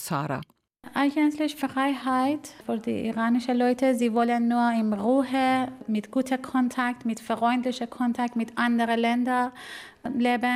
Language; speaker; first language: German; non-native, fluent; Persian